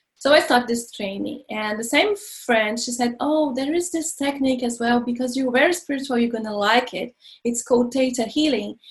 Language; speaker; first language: English; non-native, learner; Portuguese